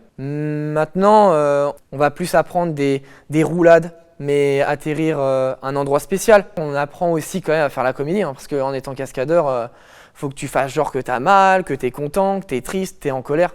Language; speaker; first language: French; native; French